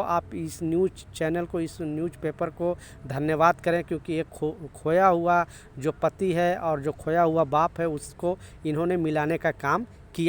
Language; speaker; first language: Hindi; native; Hindi